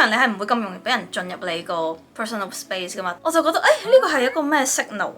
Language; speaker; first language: Cantonese; native; Cantonese